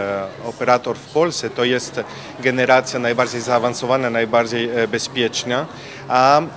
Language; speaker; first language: Polish; non-native, learner; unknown